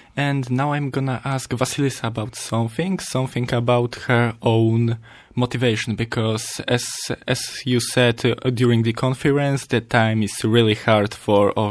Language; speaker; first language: English; non-native, learner; Polish